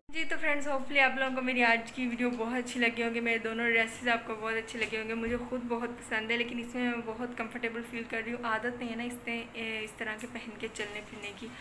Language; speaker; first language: Urdu; non-native, local second language; Punjabi